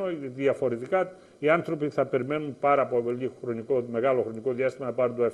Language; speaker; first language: Greek; native; Greek